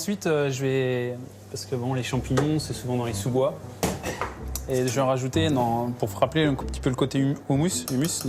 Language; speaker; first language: French; native; French